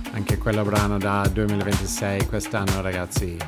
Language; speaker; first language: Italian; non-native, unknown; English